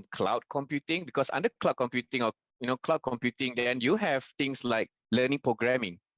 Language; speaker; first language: English; non-native, local second language; Malay